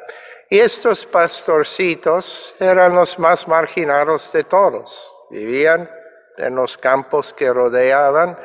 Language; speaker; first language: Spanish; non-native, fluent; English